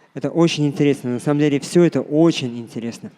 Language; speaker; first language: Russian; native; Russian